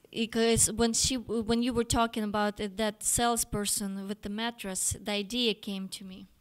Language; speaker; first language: English; non-native, fluent; Russian